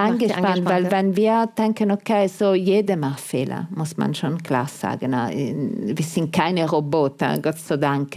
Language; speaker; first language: German; non-native, fluent; Italian